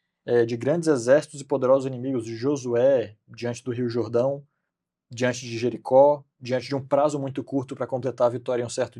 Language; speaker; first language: Portuguese; native; Portuguese